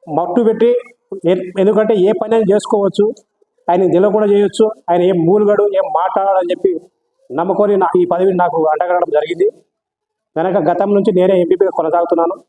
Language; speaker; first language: Telugu; non-native, local second language; Lambadi